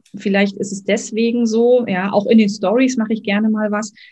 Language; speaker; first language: German; native; German